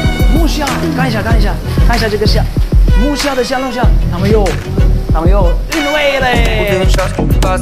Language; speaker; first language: Chinese; non-native, fluent; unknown